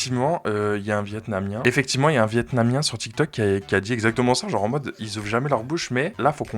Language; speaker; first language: French; native; French